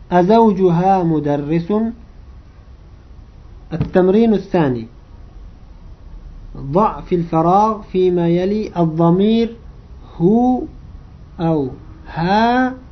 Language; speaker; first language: Arabic; non-native, fluent; Uzbek